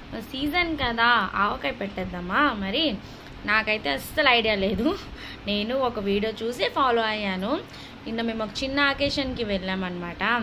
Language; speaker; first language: Telugu; non-native, local second language; Urdu